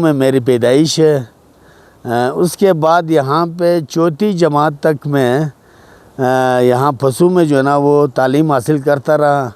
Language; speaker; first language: Urdu; non-native, local second language; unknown